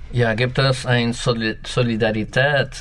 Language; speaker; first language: German; non-native, learner; Spanish